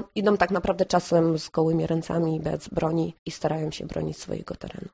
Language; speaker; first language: Polish; non-native, fluent; Ukrainian